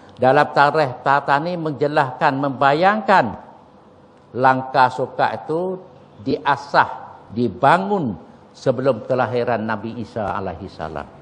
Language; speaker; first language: Malay; native; Malay